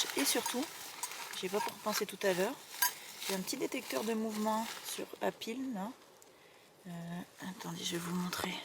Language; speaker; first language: French; native; French